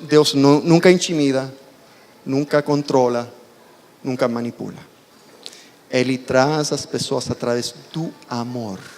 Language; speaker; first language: Portuguese; non-native, fluent; Spanish